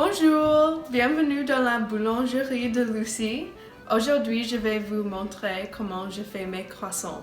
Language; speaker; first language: French; non-native, learner; English